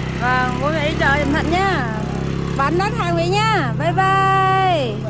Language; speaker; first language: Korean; non-native, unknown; Vietnamese